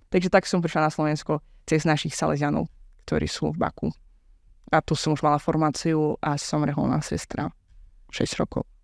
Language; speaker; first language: Slovak; non-native, fluent; Azerbaijani